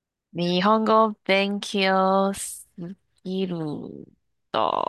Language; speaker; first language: Japanese; non-native, learner; Chinese